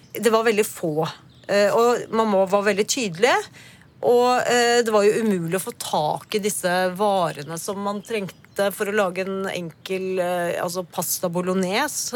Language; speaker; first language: Norwegian; early bilingual, other home language; Spanish